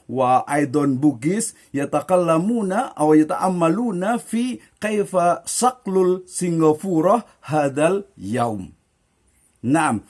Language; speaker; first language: Arabic; non-native, fluent; Indonesian